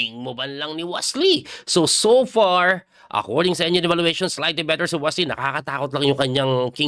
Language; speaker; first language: Filipino; native; Filipino